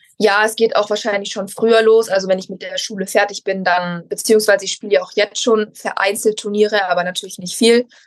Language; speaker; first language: German; native; German